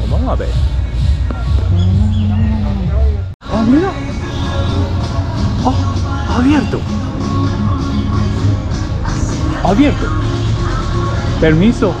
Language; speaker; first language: Spanish; non-native, learner; Japanese